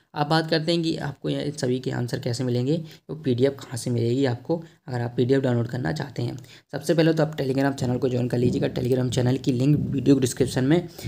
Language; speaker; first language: Hindi; native; Hindi